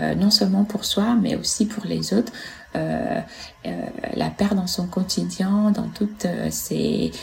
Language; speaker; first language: French; non-native, fluent; Italian